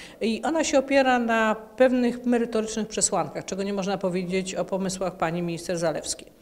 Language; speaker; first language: Polish; native; Polish